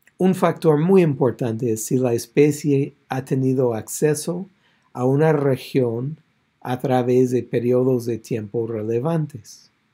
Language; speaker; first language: Spanish; non-native, fluent; English